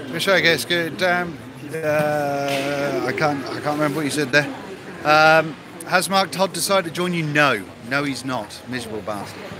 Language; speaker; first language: English; native; English